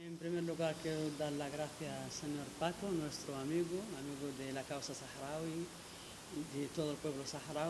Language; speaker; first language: Spanish; non-native, local second language; Arabic